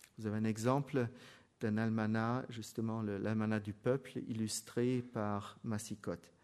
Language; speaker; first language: French; non-native, fluent; German